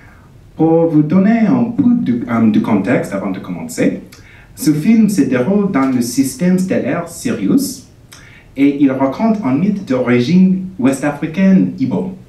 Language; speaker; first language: French; non-native, fluent; English